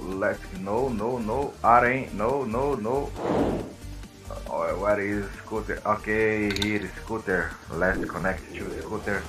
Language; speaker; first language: English; non-native, learner; Portuguese